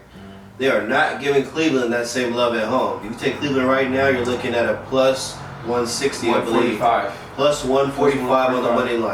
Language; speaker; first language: English; native; English